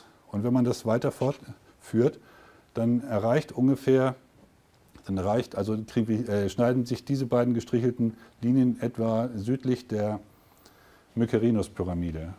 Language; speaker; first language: German; native; German